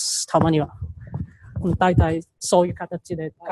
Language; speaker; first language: Japanese; non-native, learner; Chinese